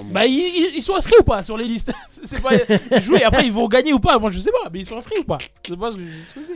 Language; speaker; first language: French; native; French